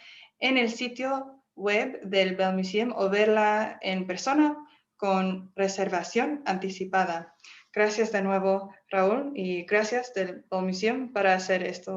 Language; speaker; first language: Spanish; non-native, fluent; English